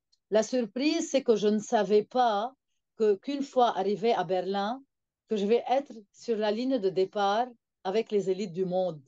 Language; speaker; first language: French; non-native, local second language; Arabic